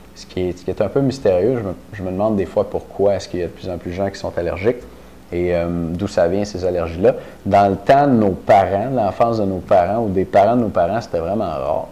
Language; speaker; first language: French; native; French